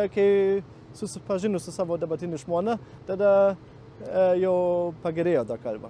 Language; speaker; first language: Lithuanian; non-native, learner; German